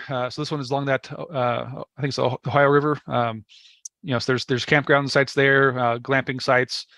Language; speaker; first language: English; native; English